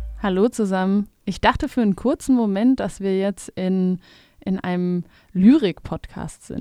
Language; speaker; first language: German; native; German